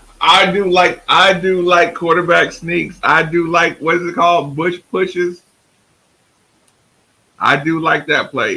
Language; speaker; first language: English; native; English